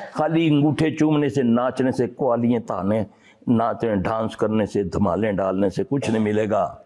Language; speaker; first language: Urdu; non-native, local second language; Punjabi